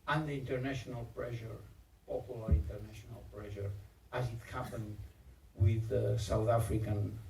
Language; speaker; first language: English; non-native, fluent; Catalan